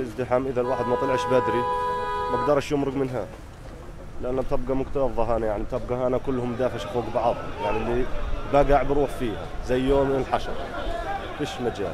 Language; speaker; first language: Arabic; native; Arabic